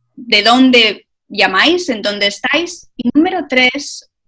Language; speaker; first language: Spanish; native; Spanish